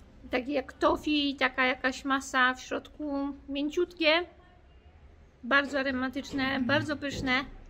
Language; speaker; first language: Polish; native; Polish